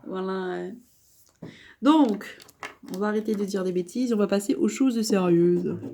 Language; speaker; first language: French; native; French